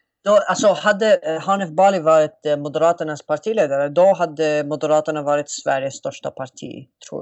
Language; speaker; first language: Swedish; non-native, fluent; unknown